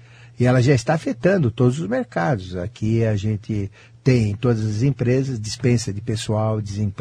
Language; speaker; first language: Portuguese; native; Portuguese